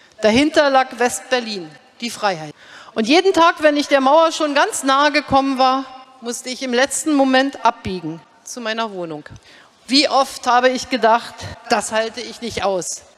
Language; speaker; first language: German; native; German